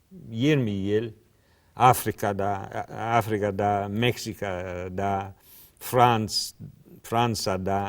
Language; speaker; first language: Turkish; non-native, learner; English